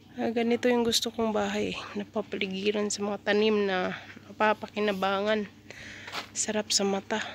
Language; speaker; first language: Filipino; non-native, local second language; Cebuano